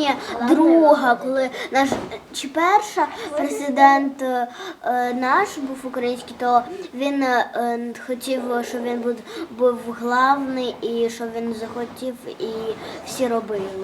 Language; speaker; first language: Ukrainian; non-native, local second language; Russian